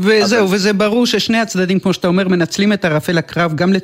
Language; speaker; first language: Hebrew; native; Hebrew